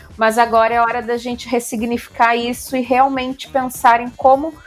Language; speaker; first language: Portuguese; native; Portuguese